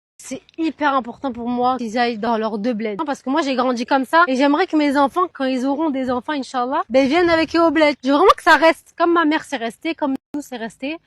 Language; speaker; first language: French; early bilingual, other home language; Arabic